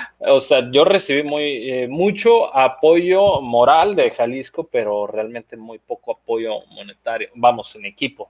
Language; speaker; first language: Spanish; native; Spanish